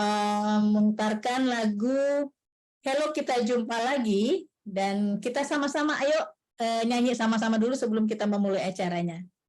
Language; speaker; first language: Malay; native; Malay